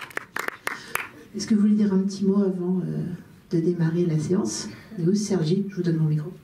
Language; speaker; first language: French; native; French